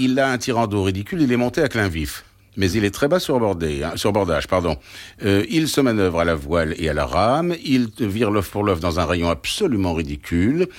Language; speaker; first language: French; native; French